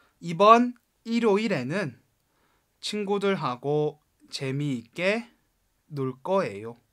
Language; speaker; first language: Korean; non-native, fluent; Chinese